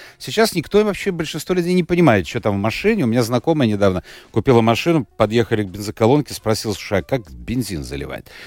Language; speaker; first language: Russian; native; Russian